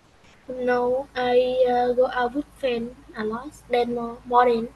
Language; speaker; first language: English; non-native, learner; Vietnamese